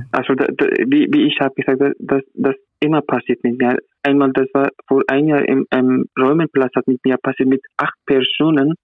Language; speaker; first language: German; non-native, learner; Arabic